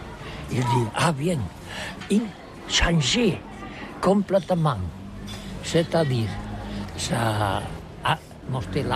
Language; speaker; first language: French; non-native, learner; Catalan